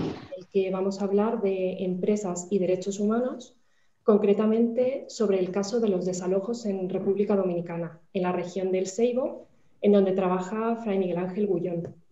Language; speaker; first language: Spanish; native; Spanish